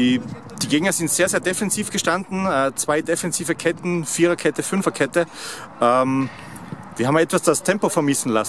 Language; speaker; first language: German; native; German